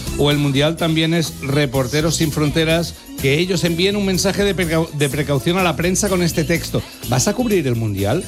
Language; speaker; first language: Spanish; native; Spanish